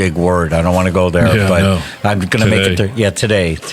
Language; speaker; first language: English; native; English